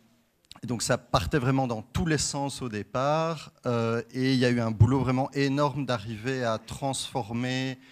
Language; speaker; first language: French; native; French